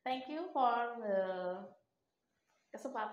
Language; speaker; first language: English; non-native, learner; Indonesian